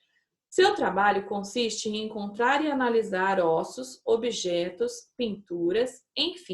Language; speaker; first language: Portuguese; native; Portuguese